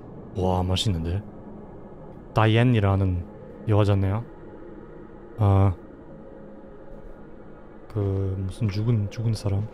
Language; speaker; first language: Korean; non-native, fluent; German